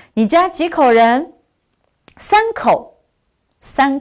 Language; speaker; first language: Chinese; non-native, local second language; Uyghur